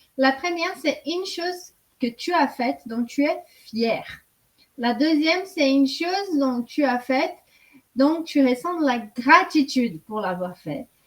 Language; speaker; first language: French; non-native, fluent; Portuguese